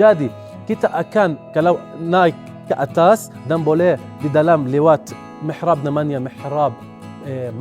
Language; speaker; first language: Indonesian; non-native, learner; Arabic